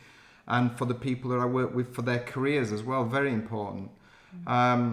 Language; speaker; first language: English; native; English